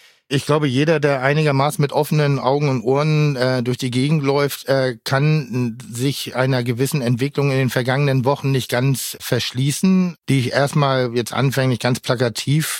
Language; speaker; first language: German; native; German